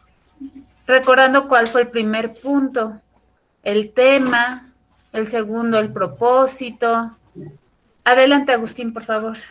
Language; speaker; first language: Spanish; native; Spanish